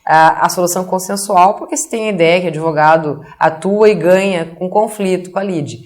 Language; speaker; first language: Portuguese; native; Portuguese